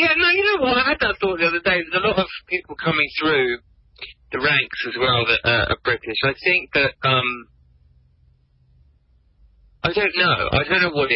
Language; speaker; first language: English; native; English